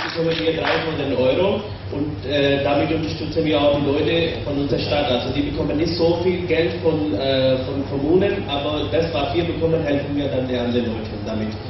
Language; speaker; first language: German; non-native, fluent; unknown